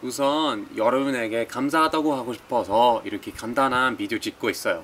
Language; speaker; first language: Korean; non-native, fluent; English